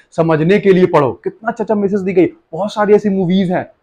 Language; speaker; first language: Hindi; native; Hindi